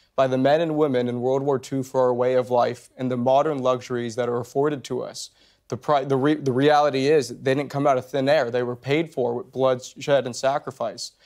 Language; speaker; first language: English; native; English